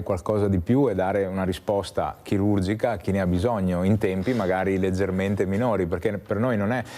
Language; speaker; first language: Italian; native; Italian